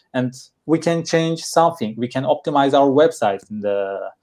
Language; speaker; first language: English; non-native, learner; Turkish